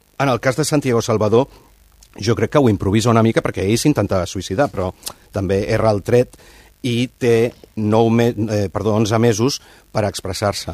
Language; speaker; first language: Catalan; native; Catalan